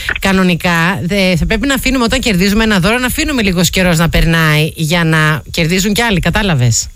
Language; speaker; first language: Greek; native; Greek